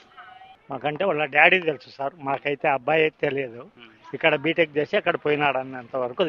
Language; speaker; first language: Telugu; native; Telugu